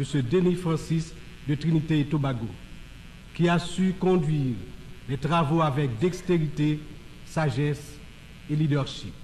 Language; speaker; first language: French; non-native, local second language; Haitian Creole